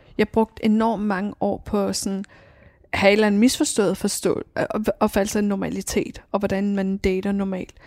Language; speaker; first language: Danish; early bilingual, other home language; Persian